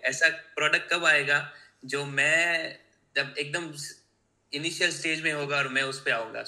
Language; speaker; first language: Hindi; non-native, local second language; Gujarati